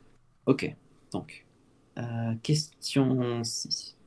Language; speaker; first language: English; non-native, fluent; French